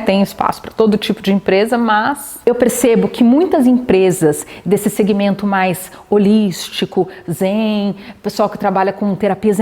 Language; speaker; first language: Portuguese; native; Portuguese